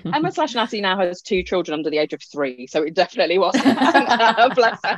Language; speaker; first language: English; non-native, local second language; Punjabi